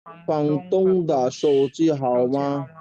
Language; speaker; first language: Chinese; non-native, learner; Bangla